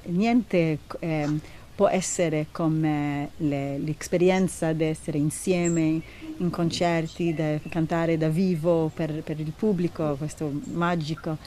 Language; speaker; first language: Italian; non-native, learner; Hebrew